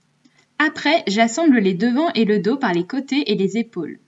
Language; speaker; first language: French; native; French